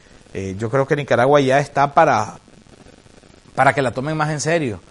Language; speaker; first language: Spanish; native; Spanish